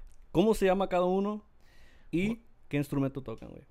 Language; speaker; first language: Spanish; early bilingual, heritage; Spanish